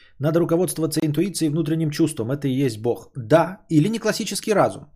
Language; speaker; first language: Russian; native; Russian